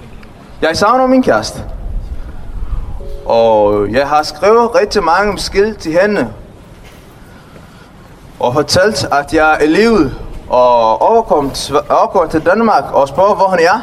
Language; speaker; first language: Danish; non-native, learner; Tigrinya